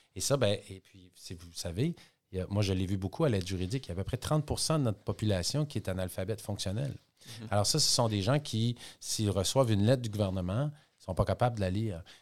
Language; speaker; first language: French; native; French